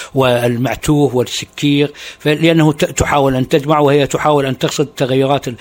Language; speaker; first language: Arabic; native; Arabic